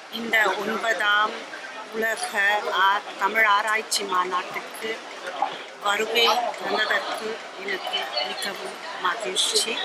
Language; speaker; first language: Tamil; early bilingual, heritage; Tamil